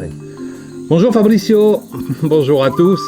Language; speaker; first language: French; native; French